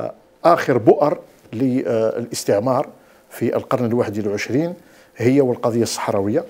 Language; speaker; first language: Arabic; native; Arabic